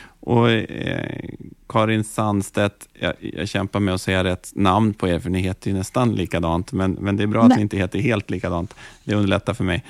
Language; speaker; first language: Swedish; native; Swedish